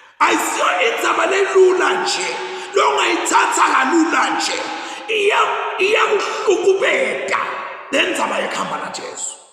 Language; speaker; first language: Zulu; non-native, local second language; Swati